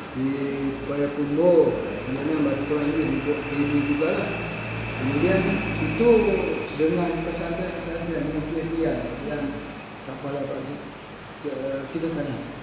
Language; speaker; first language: Malay; native; Malay